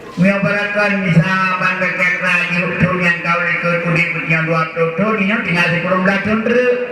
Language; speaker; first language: Malay; non-native, local second language; Achinese